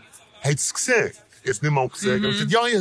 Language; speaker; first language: German; non-native, learner; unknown